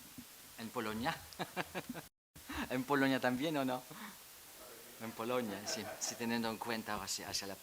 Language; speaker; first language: Spanish; non-native, fluent; Polish